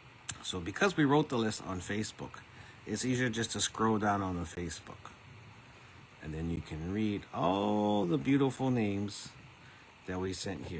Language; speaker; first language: English; native; English